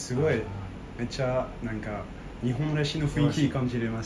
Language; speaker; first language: Japanese; non-native, fluent; French